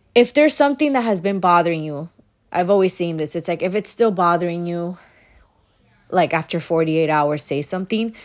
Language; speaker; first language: English; native; English